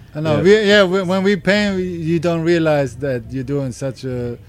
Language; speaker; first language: English; non-native, fluent; German